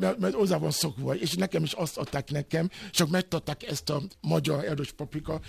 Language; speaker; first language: Hungarian; non-native, fluent; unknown